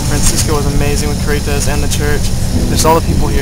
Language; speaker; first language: English; native; English